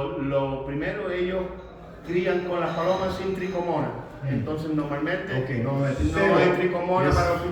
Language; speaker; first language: Spanish; native; Spanish